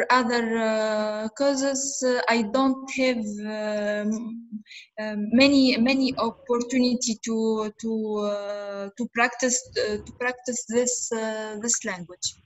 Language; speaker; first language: English; non-native, learner; Arabic